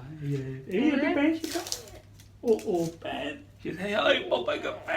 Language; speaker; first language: Dutch; non-native, learner; Urdu